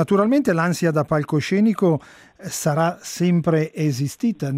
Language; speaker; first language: Italian; native; Italian